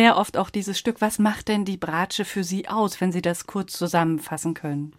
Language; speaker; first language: German; native; German